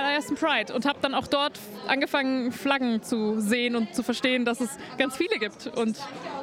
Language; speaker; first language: German; native; German